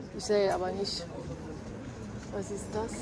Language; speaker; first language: German; non-native, learner; Polish